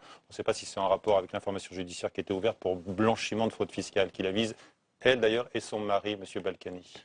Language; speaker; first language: French; native; French